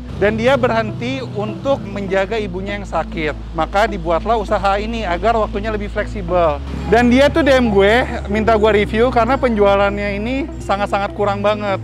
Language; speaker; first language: Indonesian; native; Indonesian